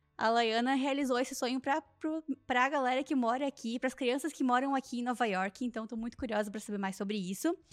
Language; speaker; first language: Portuguese; native; Portuguese